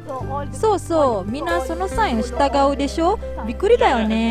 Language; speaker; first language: Japanese; non-native, fluent; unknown